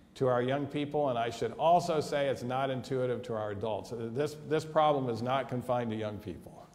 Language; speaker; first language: English; native; English